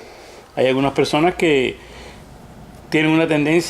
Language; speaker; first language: Spanish; native; Spanish